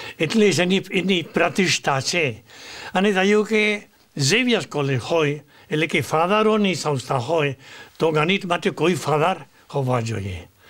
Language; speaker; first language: Gujarati; non-native, fluent; Spanish